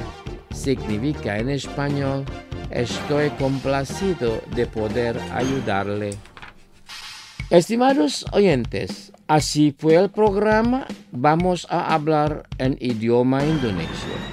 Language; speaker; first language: Spanish; non-native, fluent; Indonesian